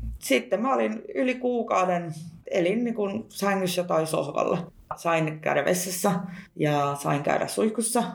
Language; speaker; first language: Finnish; early bilingual, other home language; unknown